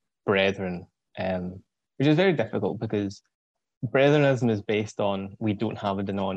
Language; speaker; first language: English; native; English